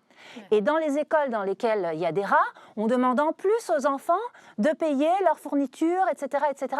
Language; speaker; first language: French; native; French